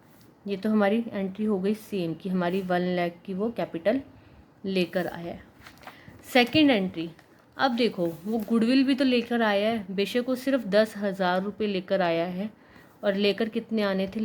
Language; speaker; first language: Hindi; native; Hindi